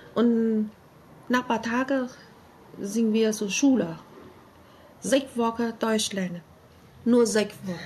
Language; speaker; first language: German; non-native, learner; Vietnamese